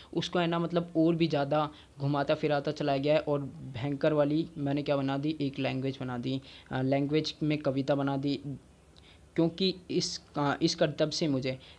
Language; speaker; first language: Hindi; native; Hindi